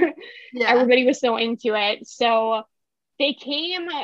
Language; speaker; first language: English; native; English